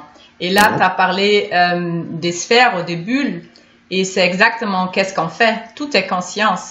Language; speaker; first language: French; non-native, fluent; German